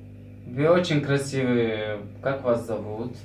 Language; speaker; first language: Russian; non-native, local second language; Tajik